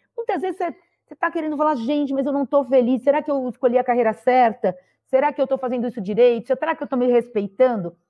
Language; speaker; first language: Portuguese; native; Portuguese